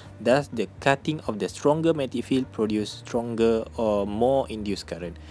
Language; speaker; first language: English; non-native, local second language; Malay